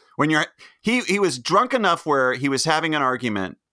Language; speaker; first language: English; native; English